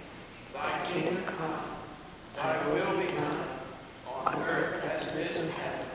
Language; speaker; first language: English; native; English